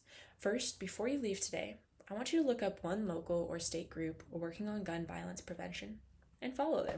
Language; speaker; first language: English; native; English